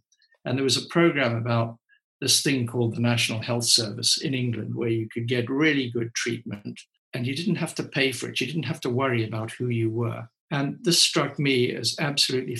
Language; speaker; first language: English; native; English